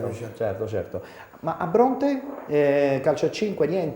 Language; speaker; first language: Italian; native; Italian